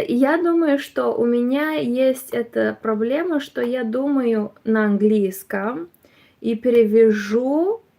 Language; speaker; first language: Russian; non-native, learner; Romanian